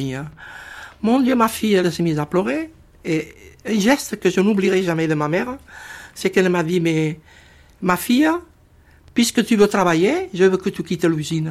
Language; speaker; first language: French; non-native, fluent; Spanish